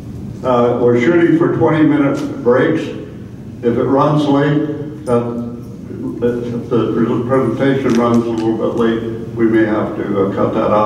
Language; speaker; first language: English; native; English